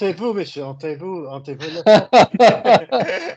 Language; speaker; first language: French; non-native, learner; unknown